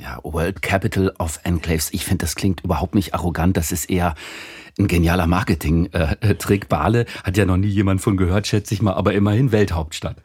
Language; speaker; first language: German; native; German